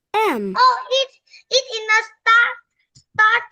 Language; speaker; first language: English; non-native, learner; Vietnamese